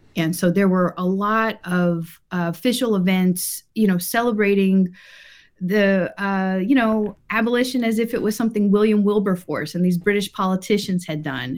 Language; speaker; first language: English; early bilingual, other home language; Japanese